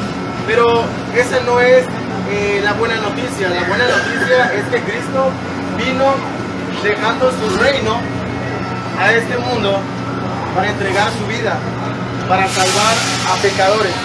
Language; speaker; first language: Spanish; native; Spanish